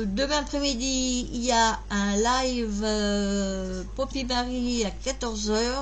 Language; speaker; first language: French; native; French